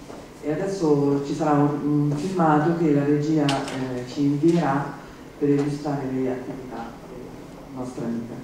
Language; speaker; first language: Italian; native; Italian